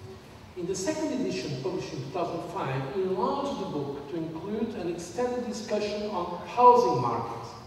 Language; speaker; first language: English; non-native, fluent; Portuguese